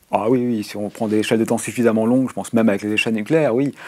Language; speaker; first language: French; native; French